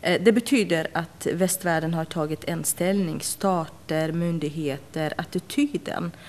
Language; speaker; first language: Swedish; non-native, fluent; Central Kurdish